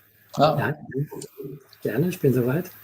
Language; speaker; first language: German; native; German